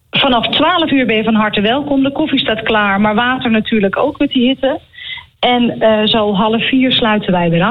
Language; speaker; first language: Dutch; native; Dutch